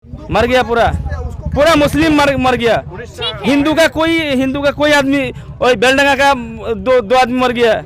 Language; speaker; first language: Hindi; non-native, local second language; Bangla